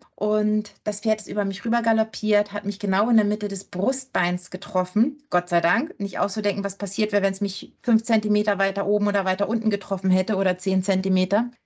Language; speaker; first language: German; native; German